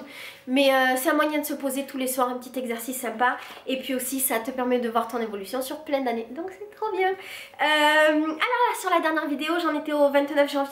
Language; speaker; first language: French; native; French